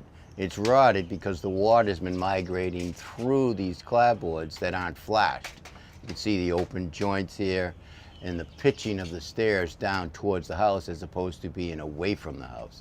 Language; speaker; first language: English; native; English